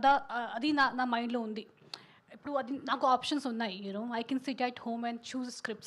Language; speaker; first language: Telugu; non-native, local second language; Hindi